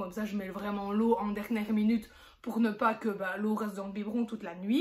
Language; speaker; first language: French; native; French